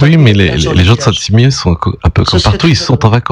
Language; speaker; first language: French; native; French